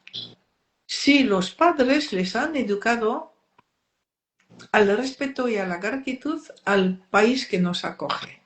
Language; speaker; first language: Spanish; non-native, fluent; French